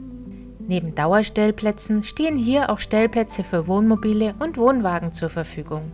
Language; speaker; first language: German; native; German